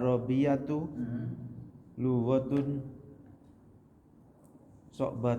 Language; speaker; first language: Arabic; non-native, learner; Indonesian